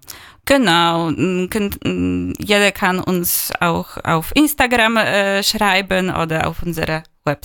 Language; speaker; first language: German; non-native, fluent; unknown